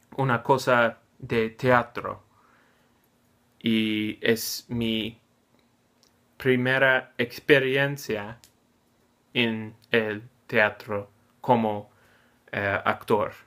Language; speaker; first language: Spanish; non-native, learner; English